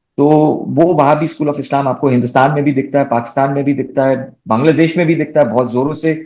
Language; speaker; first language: Hindi; non-native, local second language; Bangla